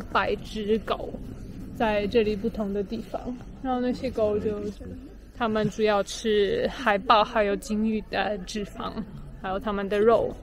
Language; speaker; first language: Chinese; non-native, fluent; Polish